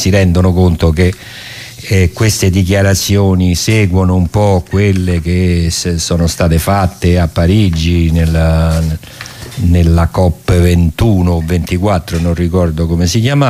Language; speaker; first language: Italian; native; Italian